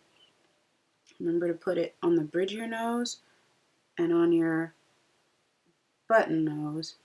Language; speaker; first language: English; native; English